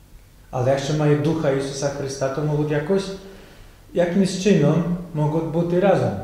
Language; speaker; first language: Ukrainian; non-native, fluent; Polish